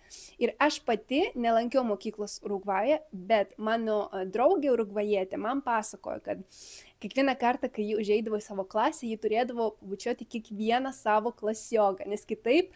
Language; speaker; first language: Lithuanian; early bilingual, other home language; Spanish